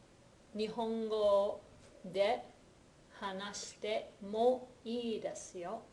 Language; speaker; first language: Japanese; non-native, fluent; English